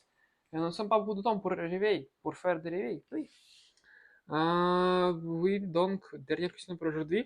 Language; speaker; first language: French; non-native, learner; Russian